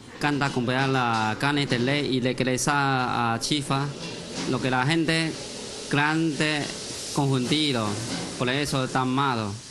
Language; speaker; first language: Spanish; non-native, learner; Chinese